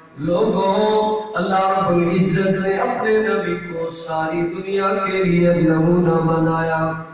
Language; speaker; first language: Urdu; non-native, local second language; Punjabi